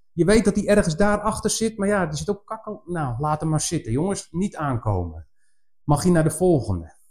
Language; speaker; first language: Dutch; native; Dutch